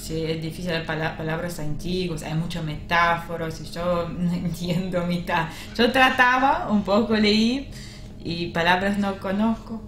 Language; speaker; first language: Spanish; non-native, learner; Russian